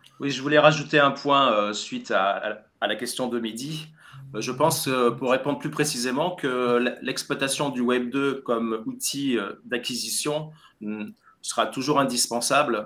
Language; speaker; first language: French; native; French